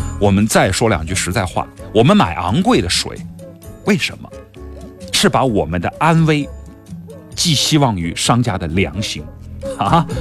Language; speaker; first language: Chinese; native; Chinese